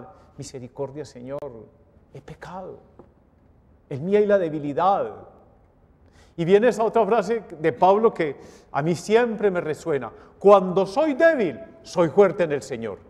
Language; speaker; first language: Spanish; native; Spanish